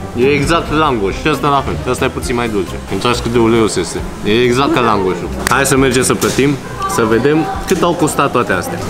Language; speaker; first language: Romanian; early bilingual, other home language; Chinese